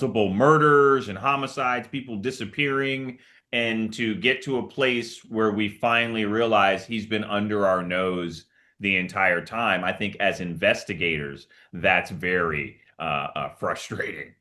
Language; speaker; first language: English; native; English